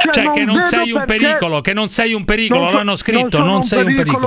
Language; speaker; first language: Italian; native; Italian